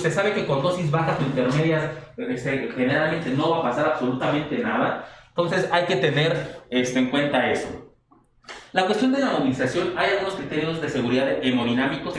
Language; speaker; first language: Spanish; native; Spanish